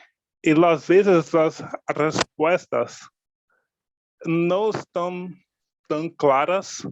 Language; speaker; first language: Spanish; non-native, learner; Portuguese